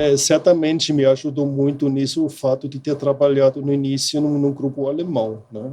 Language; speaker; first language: Portuguese; non-native, fluent; German